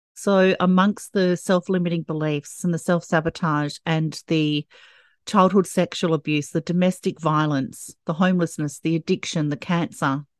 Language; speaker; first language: English; native; English